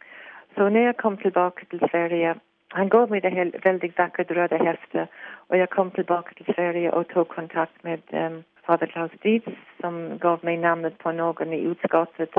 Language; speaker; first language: Swedish; non-native, fluent; English